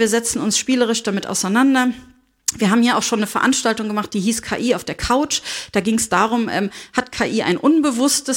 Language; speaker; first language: German; native; German